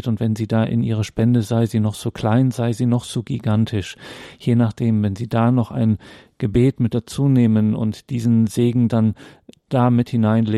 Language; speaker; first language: German; native; German